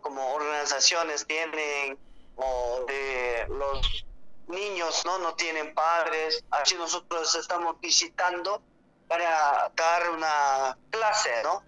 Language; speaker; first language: Spanish; non-native, learner; Korean